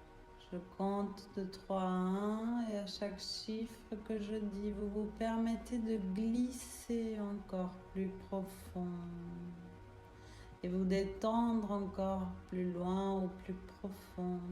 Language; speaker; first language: French; native; French